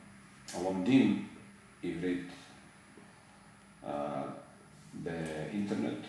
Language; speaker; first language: Hebrew; non-native, learner; Serbian